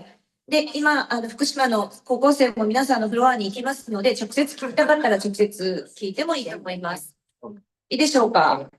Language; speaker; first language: Japanese; native; Japanese